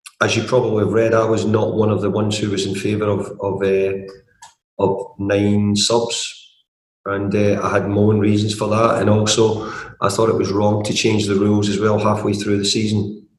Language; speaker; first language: English; native; English